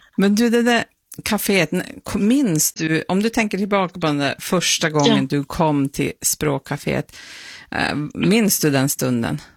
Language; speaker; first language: Swedish; native; Swedish